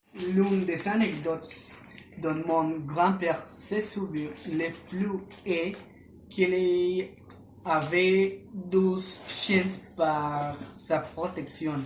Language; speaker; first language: French; non-native, learner; Spanish